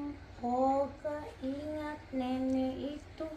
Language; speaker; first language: Indonesian; non-native, learner; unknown